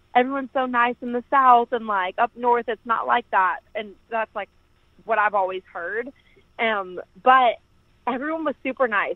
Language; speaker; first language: English; native; English